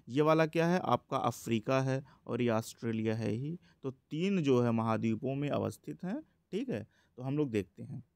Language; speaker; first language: Hindi; native; Hindi